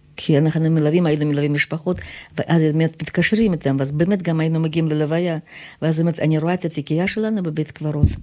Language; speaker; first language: Hebrew; non-native, fluent; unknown